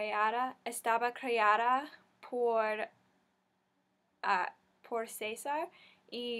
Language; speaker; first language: Spanish; non-native, learner; English